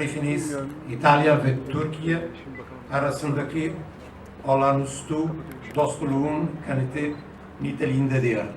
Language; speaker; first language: Turkish; non-native, fluent; Italian